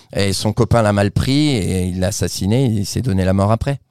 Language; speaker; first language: French; native; French